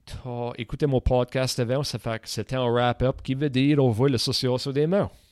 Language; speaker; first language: French; native; French